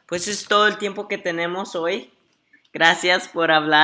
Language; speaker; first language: Spanish; early bilingual, heritage; Spanish